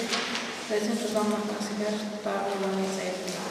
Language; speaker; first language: Romanian; native; Romanian